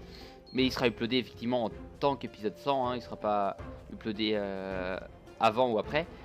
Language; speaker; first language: French; native; French